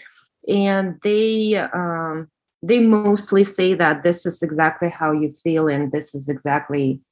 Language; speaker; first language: English; non-native, fluent; Russian